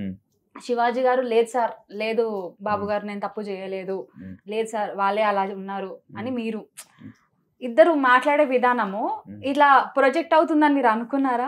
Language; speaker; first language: Telugu; native; Telugu